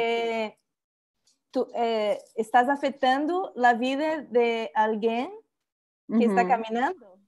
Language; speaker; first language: Spanish; non-native, learner; Portuguese